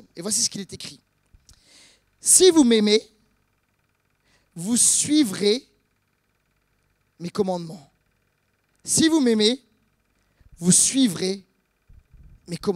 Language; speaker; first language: French; native; French